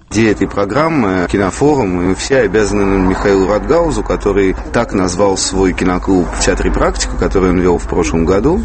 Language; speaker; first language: Russian; native; Russian